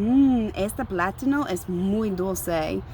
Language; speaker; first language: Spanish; non-native, learner; English